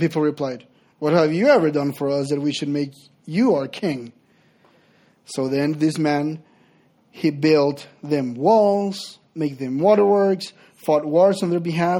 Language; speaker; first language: English; non-native, fluent; Spanish